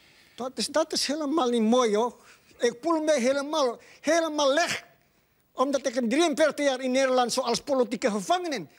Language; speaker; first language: Dutch; non-native, learner; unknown